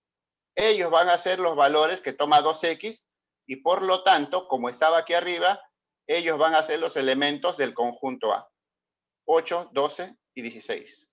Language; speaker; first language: Spanish; native; Spanish